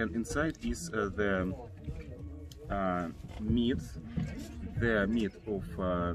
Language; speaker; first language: English; non-native, learner; Russian